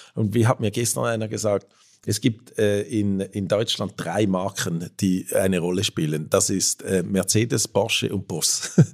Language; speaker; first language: German; native; German